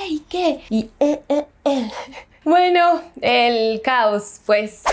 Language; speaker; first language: Spanish; non-native, fluent; French